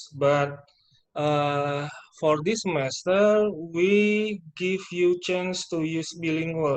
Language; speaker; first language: English; non-native, fluent; Indonesian